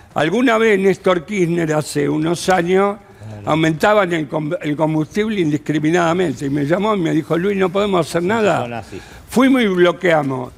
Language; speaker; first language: Spanish; native; Spanish